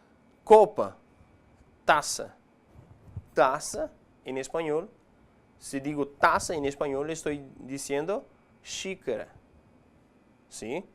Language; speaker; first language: Portuguese; non-native, fluent; Spanish